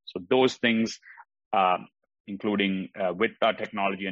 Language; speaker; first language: English; non-native, local second language; Tamil